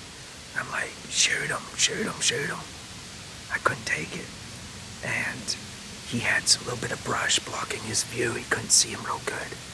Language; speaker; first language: English; native; English